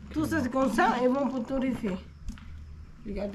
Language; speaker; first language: French; non-native, learner; Spanish